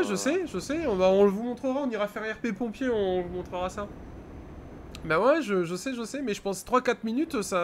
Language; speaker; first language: French; native; French